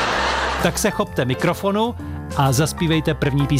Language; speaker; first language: Czech; native; Czech